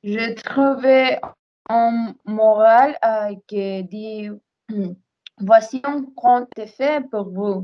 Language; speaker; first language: French; non-native, learner; Spanish